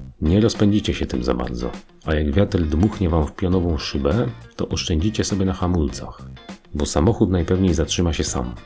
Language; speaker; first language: Polish; native; Polish